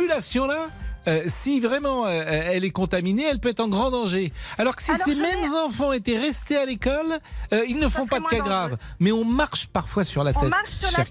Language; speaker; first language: French; native; French